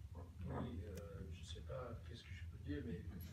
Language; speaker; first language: French; non-native, fluent; English